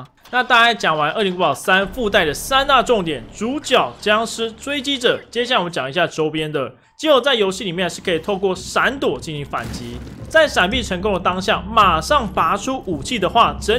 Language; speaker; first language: Chinese; native; Chinese